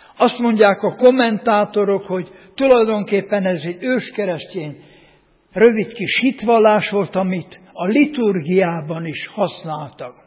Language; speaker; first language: Hungarian; native; Hungarian